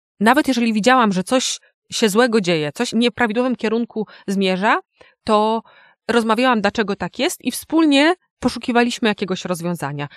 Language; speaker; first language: Polish; native; Polish